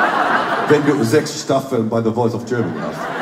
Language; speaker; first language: German; non-native, fluent; Finnish